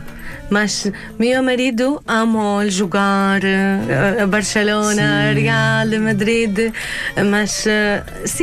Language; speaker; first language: Portuguese; non-native, learner; Arabic